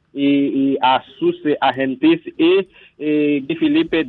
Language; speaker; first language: Spanish; non-native, learner; Haitian Creole